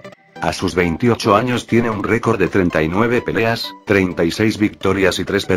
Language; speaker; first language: Spanish; native; Spanish